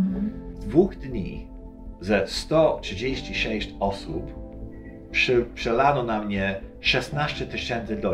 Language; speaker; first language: Polish; non-native, fluent; English